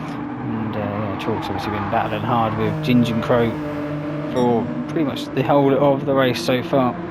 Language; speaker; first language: English; native; English